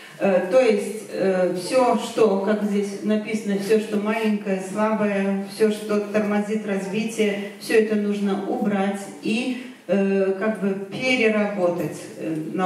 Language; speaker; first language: Russian; native; Russian